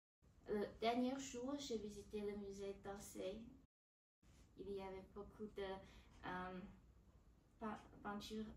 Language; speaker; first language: French; non-native, learner; Chinese